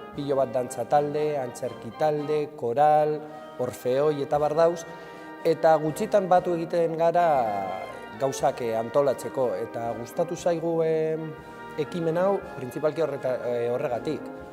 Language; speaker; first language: Basque; non-native, local second language; Spanish